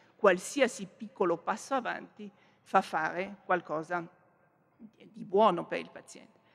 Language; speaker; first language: Italian; non-native, fluent; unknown